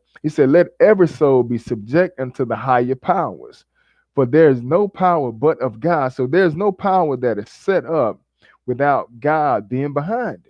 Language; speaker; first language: English; native; English